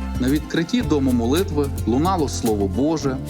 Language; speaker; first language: Ukrainian; native; Ukrainian